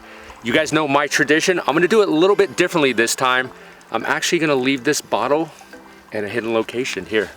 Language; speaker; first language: English; native; English